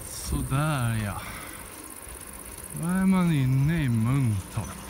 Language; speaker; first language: Swedish; native; Swedish